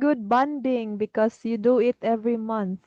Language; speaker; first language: English; non-native, fluent; Filipino